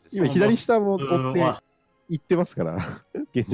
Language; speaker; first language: Japanese; native; Japanese